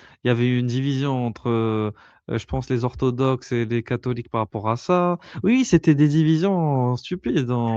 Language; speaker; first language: French; native; French